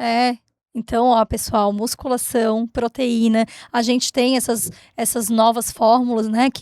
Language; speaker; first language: Portuguese; native; Portuguese